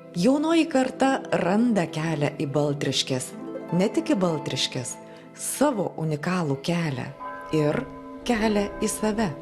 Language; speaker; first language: Lithuanian; native; Lithuanian